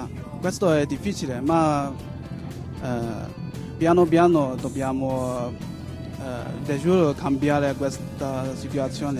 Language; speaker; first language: Italian; non-native, learner; Chinese